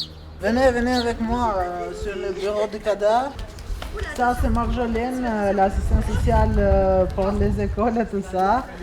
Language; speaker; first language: French; non-native, learner; Albanian